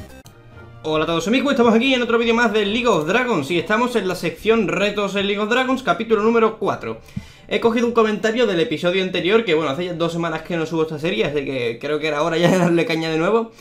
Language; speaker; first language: Spanish; native; Spanish